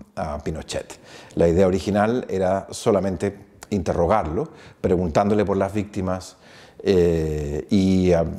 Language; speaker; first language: Spanish; native; Spanish